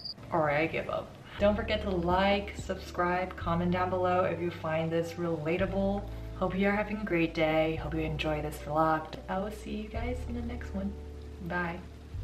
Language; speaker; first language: English; non-native, fluent; Chinese